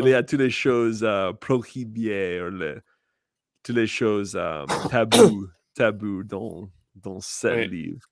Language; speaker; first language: French; non-native, learner; English